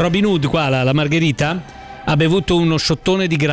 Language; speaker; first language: Italian; native; Italian